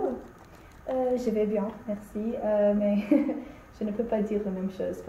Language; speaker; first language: French; non-native, learner; English